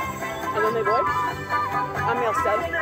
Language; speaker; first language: Spanish; non-native, learner; English